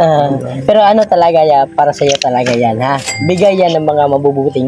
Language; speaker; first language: Filipino; non-native, local second language; Cebuano